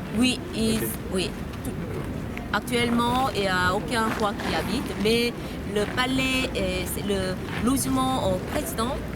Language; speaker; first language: French; non-native, learner; Korean